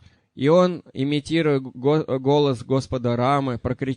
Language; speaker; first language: Russian; native; Russian